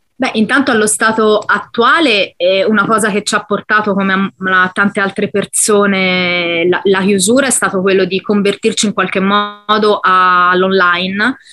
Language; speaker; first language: Italian; native; Italian